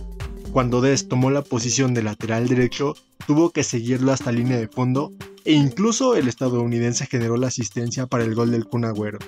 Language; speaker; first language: Spanish; native; Spanish